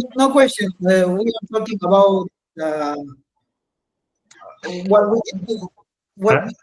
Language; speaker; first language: English; non-native, learner; Spanish